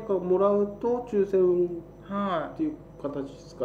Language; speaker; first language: Japanese; native; Japanese